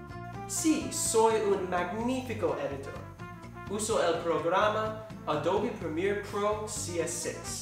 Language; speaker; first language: Spanish; non-native, learner; English